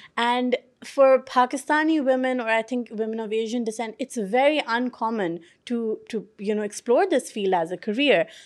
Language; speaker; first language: English; non-native, local second language; Urdu